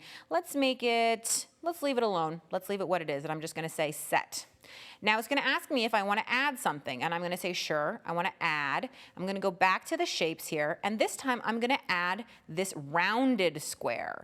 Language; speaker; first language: English; native; English